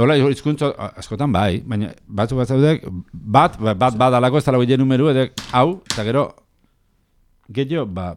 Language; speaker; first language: Basque; native; Basque